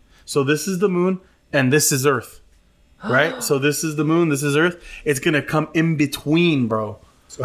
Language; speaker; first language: English; early bilingual, other home language; Spanish